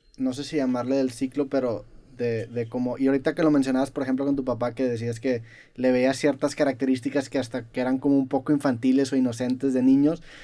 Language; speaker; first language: Spanish; native; Spanish